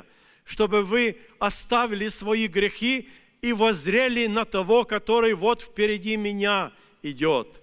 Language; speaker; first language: Russian; native; Russian